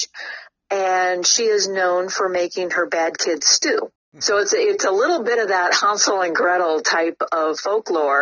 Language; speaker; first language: English; native; English